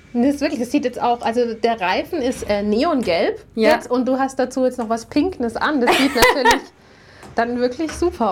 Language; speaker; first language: German; native; German